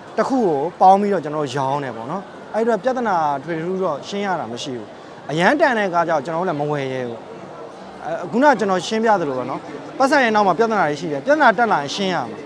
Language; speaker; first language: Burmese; native; Burmese